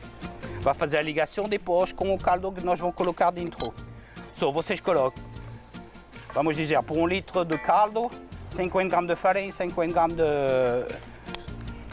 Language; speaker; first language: Portuguese; non-native, fluent; French